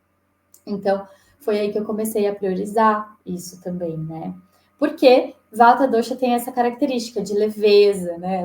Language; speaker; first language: Portuguese; native; Portuguese